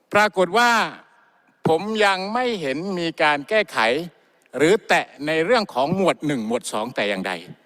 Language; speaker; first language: Thai; non-native, local second language; Malay